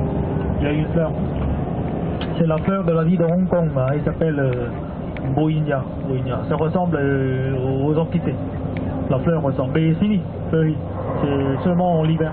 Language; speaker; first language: French; non-native, fluent; Cantonese